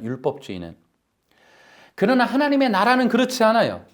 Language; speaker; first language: Korean; native; Korean